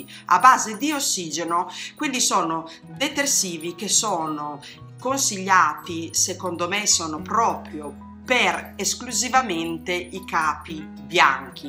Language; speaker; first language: Italian; native; Italian